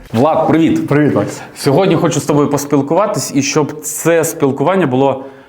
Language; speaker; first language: Ukrainian; native; Ukrainian